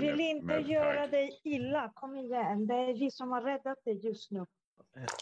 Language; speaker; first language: Swedish; non-native, fluent; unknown